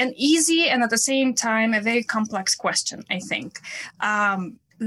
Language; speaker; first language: English; non-native, fluent; Russian